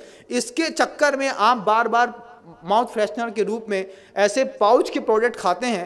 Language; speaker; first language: Hindi; native; Hindi